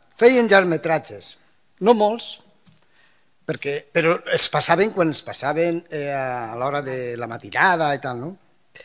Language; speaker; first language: Catalan; non-native, local second language; Spanish